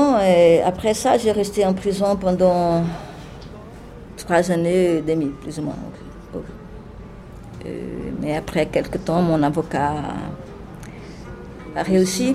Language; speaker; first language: French; non-native, fluent; Portuguese